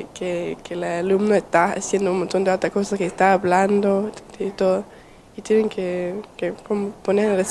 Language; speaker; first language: Spanish; non-native, learner; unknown